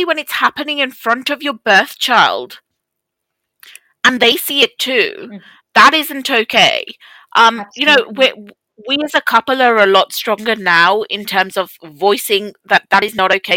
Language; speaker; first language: English; native; English